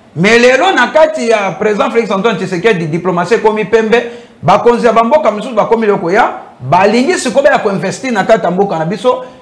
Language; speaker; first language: Lingala; non-native, local second language; Mongo